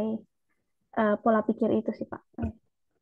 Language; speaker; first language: Indonesian; native; Indonesian